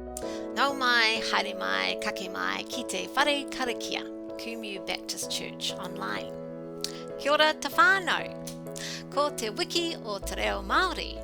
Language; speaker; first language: Māori; non-native, local second language; English